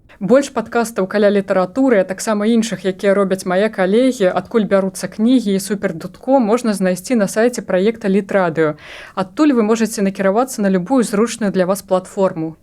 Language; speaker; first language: Belarusian; non-native, local second language; Russian